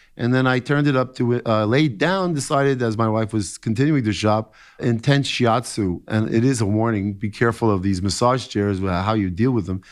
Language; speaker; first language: English; native; English